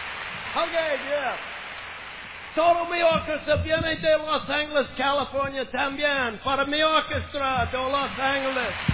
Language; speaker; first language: Spanish; non-native, learner; English